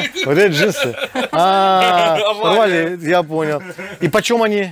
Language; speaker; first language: Russian; native; Russian